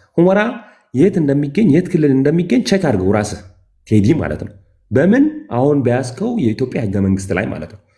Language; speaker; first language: Amharic; non-native, local second language; Tigrinya